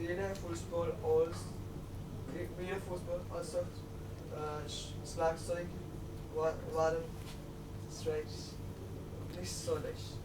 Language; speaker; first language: German; non-native, learner; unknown